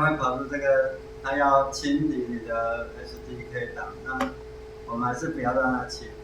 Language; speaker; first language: Chinese; native; Chinese